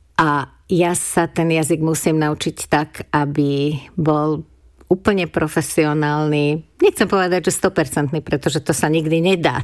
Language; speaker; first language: Slovak; non-native, local second language; Hungarian